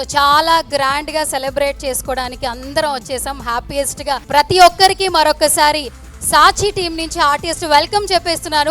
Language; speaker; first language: Telugu; native; Telugu